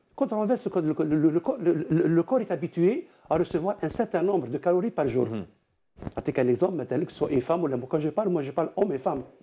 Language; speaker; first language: French; non-native, local second language; Arabic